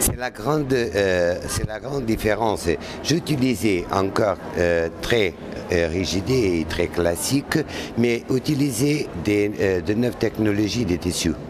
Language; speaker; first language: French; non-native, learner; Portuguese